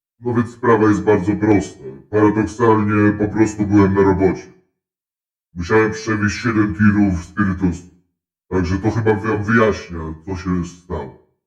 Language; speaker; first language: Polish; native; Polish